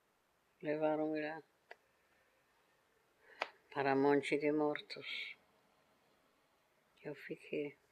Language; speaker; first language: Portuguese; non-native, fluent; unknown